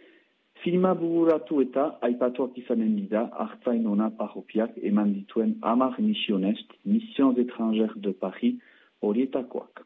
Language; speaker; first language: Basque; native; Basque